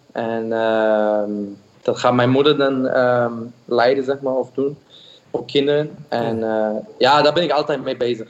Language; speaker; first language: Dutch; non-native, fluent; German